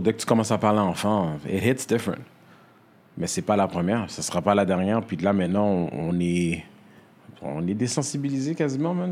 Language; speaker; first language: French; native; French